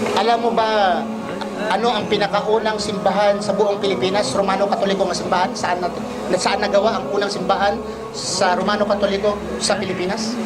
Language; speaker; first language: Filipino; non-native, local second language; Cebuano